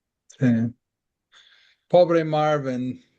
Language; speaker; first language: Spanish; non-native, fluent; English